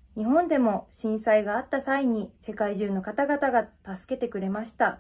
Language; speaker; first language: Japanese; native; Japanese